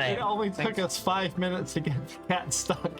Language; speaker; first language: English; native; English